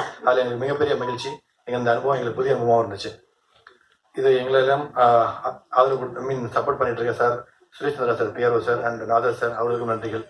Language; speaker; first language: Tamil; native; Tamil